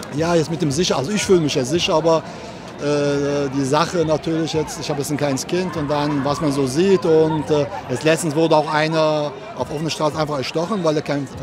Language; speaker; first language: German; early bilingual, other home language; Turkish